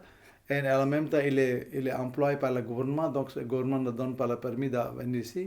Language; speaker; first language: French; non-native, fluent; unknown